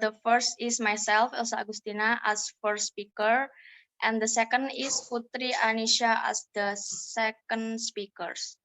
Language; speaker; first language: English; non-native, learner; Indonesian